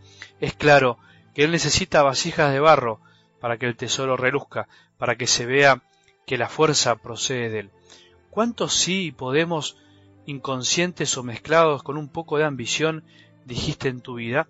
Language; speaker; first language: Spanish; native; Spanish